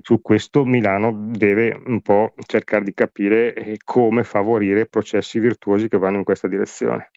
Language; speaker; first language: Italian; native; Italian